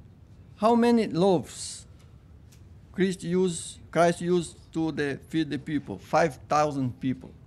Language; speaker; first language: English; non-native, fluent; Portuguese